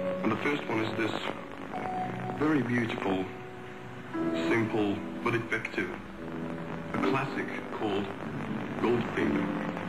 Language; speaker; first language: English; non-native, fluent; Finnish